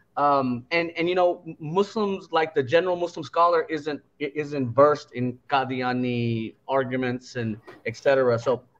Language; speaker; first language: English; native; English